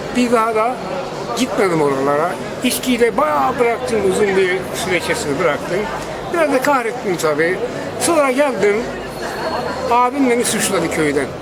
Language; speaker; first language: Turkish; native; Turkish